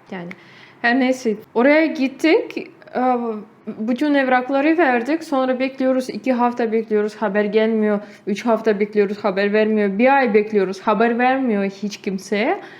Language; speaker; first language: Turkish; non-native, fluent; Russian